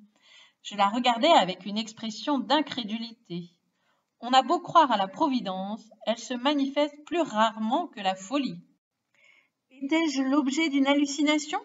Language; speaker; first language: French; native; French